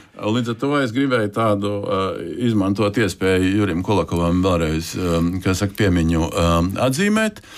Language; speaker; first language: Latvian; native; Latvian